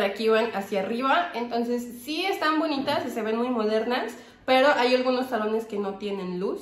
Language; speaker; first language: Spanish; native; Spanish